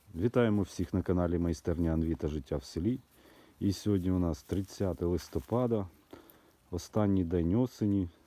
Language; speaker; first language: Ukrainian; non-native, local second language; Russian